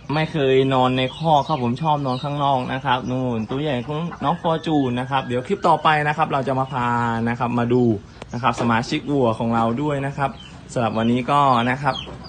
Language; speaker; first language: Thai; native; Thai